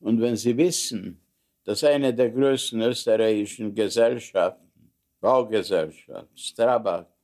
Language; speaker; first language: German; non-native, fluent; Hungarian